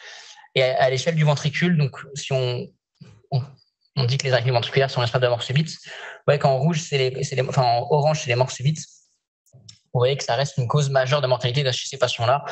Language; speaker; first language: French; native; French